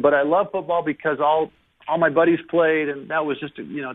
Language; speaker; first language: English; native; English